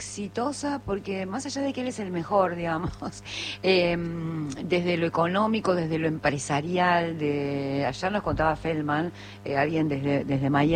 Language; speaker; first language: Spanish; native; Spanish